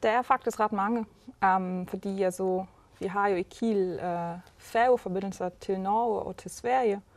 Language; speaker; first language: Danish; non-native, fluent; German